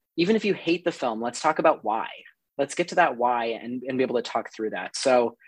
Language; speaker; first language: English; native; English